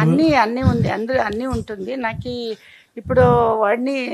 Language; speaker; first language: Telugu; early bilingual, other home language; Kannada